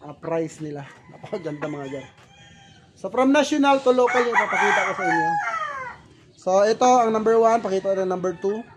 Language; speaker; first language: Filipino; native; Filipino